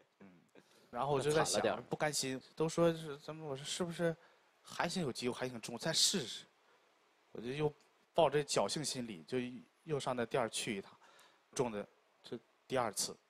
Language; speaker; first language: Chinese; native; Chinese